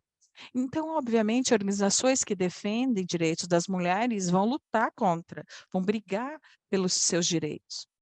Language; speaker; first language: Portuguese; non-native, fluent; Polish